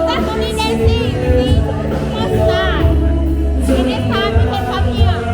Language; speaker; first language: English; non-native, learner; Thai